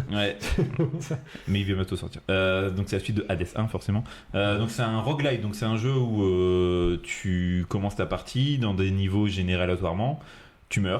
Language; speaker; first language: French; native; French